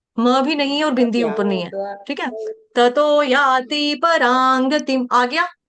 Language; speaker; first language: Hindi; native; Hindi